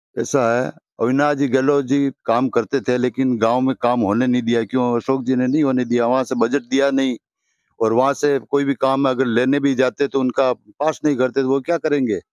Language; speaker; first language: Hindi; native; Hindi